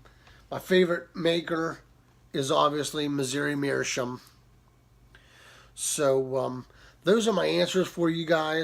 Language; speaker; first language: English; native; English